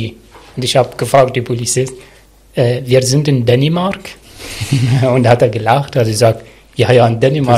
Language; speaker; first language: German; non-native, learner; Arabic